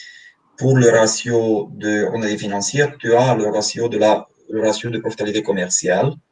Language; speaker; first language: French; non-native, fluent; Romanian